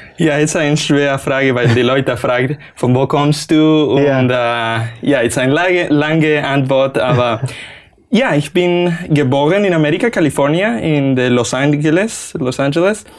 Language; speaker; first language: German; non-native, learner; Spanish